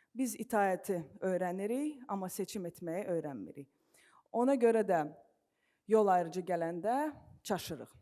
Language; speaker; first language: Azerbaijani; non-native, local second language; Russian